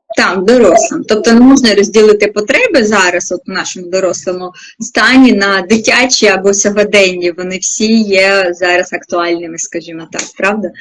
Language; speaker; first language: Ukrainian; native; Ukrainian